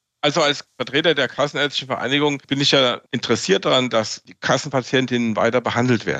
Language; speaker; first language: German; native; German